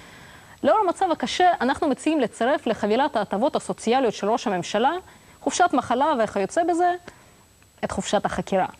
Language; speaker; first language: Hebrew; non-native, local second language; Russian